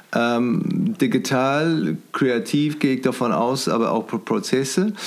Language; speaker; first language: German; non-native, fluent; English